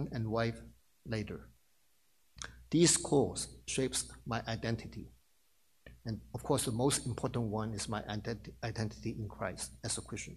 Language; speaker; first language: English; non-native, local second language; Cantonese